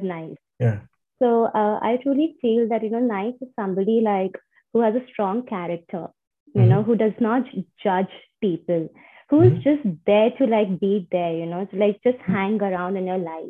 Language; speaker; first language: English; non-native, local second language; Hindi